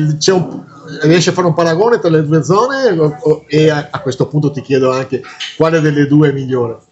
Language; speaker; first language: Italian; native; Italian